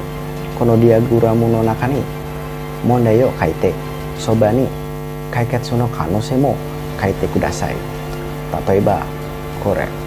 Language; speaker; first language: Japanese; non-native, learner; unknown